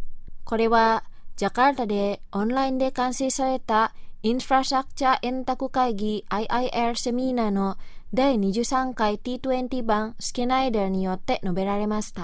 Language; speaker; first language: Japanese; non-native, fluent; Indonesian